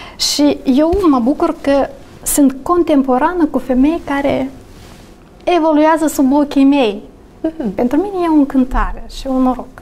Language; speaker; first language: Romanian; native; Romanian